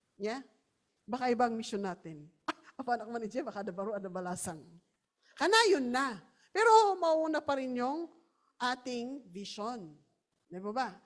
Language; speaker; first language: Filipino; non-native, local second language; Iloko